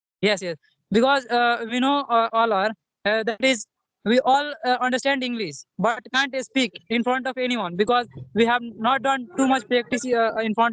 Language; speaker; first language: English; non-native, learner; Hindi